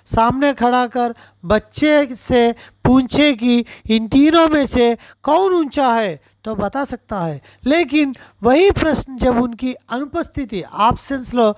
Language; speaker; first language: Hindi; non-native, local second language; Telugu